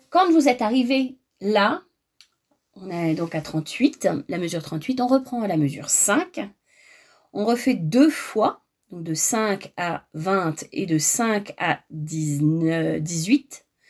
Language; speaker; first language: French; native; French